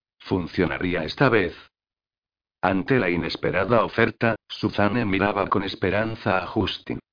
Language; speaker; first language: Spanish; native; Spanish